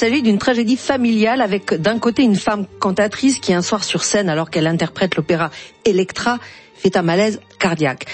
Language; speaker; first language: French; native; French